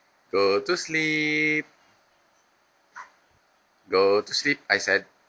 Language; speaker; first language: English; non-native, local second language; Filipino